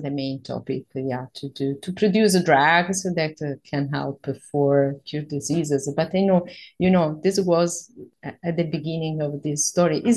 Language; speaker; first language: English; non-native, fluent; Italian